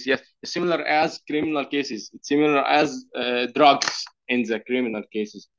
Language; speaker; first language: English; non-native, learner; Arabic